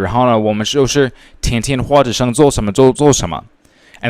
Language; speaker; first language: Chinese; non-native, fluent; English